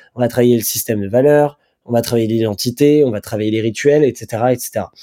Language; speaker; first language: French; native; French